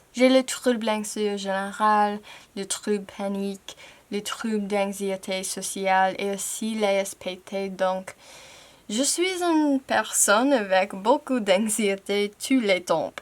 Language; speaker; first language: French; non-native, fluent; English